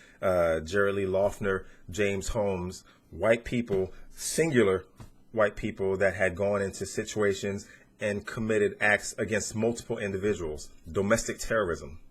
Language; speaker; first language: English; native; English